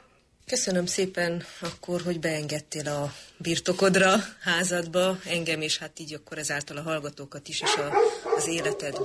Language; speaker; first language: Hungarian; native; Hungarian